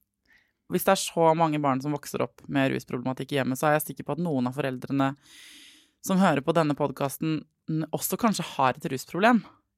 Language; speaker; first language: Norwegian; native; Norwegian